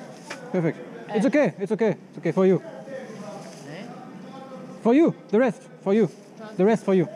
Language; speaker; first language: English; non-native, fluent; German